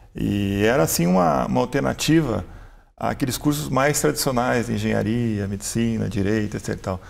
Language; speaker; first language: Portuguese; native; Portuguese